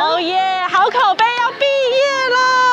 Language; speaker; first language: Chinese; native; Chinese